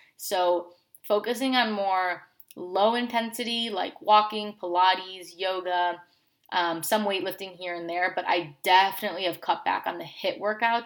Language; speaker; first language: English; native; English